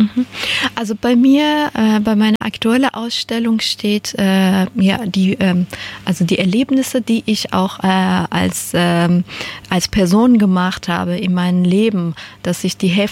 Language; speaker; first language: German; non-native, fluent; Persian